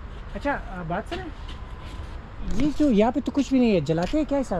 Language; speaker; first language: Hindi; non-native, learner; Persian